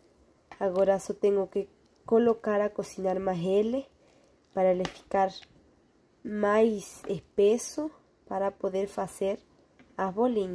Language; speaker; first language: Portuguese; non-native, fluent; Spanish